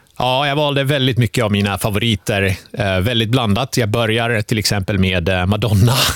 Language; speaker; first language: Swedish; early bilingual, other home language; Finnish